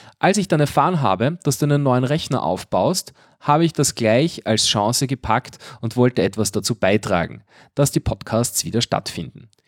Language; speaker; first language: German; native; German